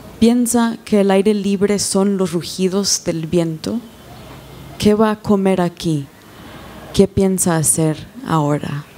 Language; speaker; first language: Spanish; non-native, fluent; English